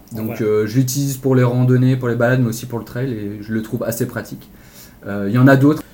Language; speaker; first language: French; native; French